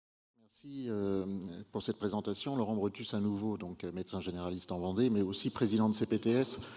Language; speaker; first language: French; native; French